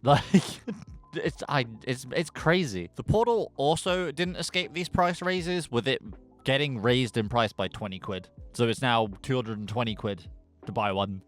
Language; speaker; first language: English; native; English